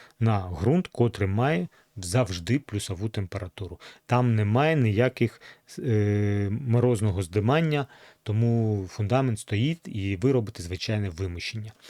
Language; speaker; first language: Ukrainian; non-native, local second language; Russian